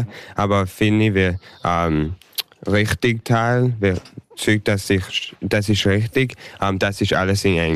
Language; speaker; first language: German; early bilingual, heritage; English